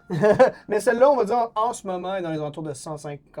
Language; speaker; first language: French; native; French